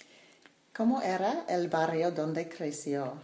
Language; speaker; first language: Spanish; non-native, learner; English